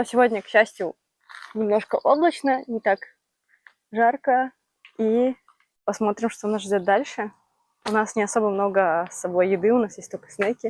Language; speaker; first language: Russian; native; Russian